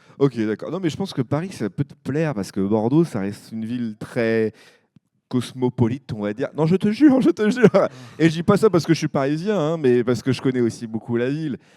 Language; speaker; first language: French; native; French